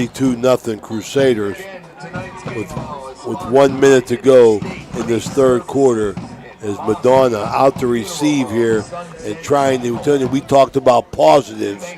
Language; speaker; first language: English; native; English